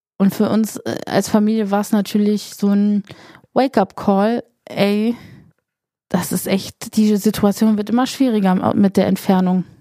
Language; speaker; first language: German; early bilingual, other home language; Polish